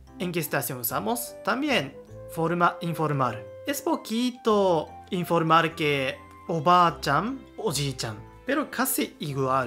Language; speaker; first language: Spanish; non-native, learner; Japanese